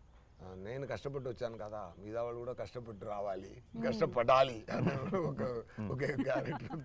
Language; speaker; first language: Telugu; non-native, fluent; Tamil